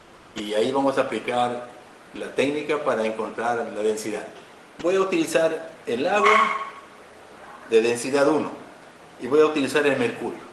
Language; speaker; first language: Spanish; native; Spanish